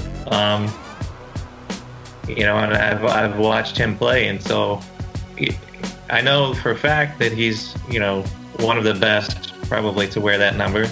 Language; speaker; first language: English; native; English